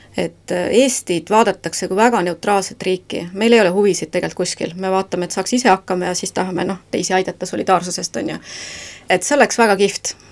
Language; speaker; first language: Estonian; native; Estonian